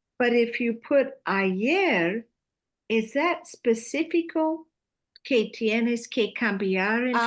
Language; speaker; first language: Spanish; non-native, learner; English